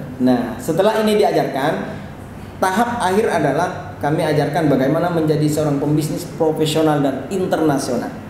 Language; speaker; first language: Indonesian; non-native, local second language; Madurese